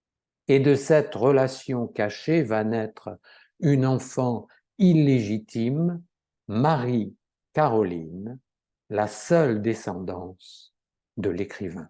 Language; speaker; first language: French; native; French